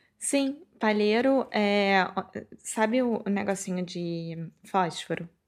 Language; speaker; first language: Portuguese; native; Portuguese